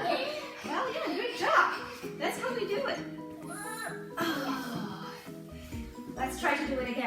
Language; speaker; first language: English; non-native, fluent; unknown